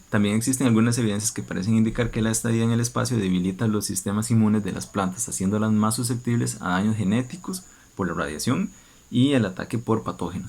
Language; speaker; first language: Spanish; native; Spanish